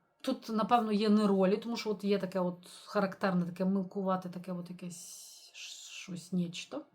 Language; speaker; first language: Ukrainian; native; Ukrainian